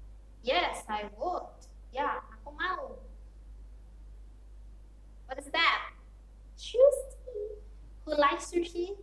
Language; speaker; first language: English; non-native, fluent; Indonesian